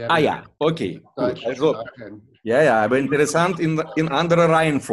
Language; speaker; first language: German; non-native, fluent; Russian